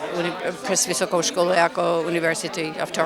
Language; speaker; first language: Czech; early bilingual, heritage; Czech